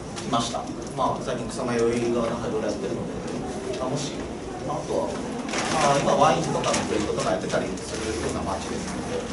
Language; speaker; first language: Japanese; native; Japanese